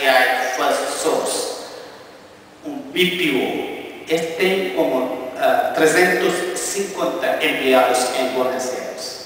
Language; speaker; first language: Spanish; non-native, fluent; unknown